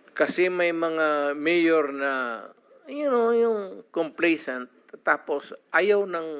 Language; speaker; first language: Filipino; non-native, local second language; Cebuano